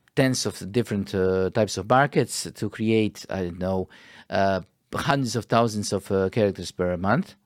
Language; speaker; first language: English; non-native, fluent; Croatian